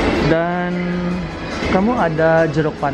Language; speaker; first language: Indonesian; non-native, learner; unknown